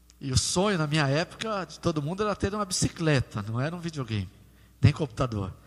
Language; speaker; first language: Portuguese; native; Portuguese